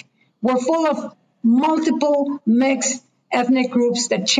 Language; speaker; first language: English; non-native, fluent; Spanish